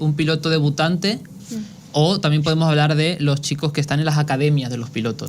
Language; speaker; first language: Spanish; native; Spanish